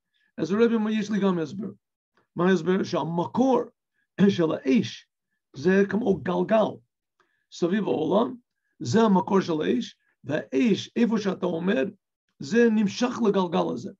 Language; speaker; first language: Hebrew; non-native, fluent; English